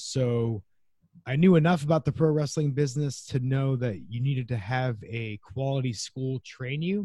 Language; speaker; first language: English; native; English